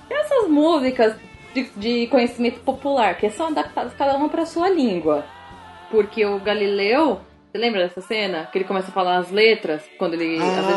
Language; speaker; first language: Portuguese; native; Portuguese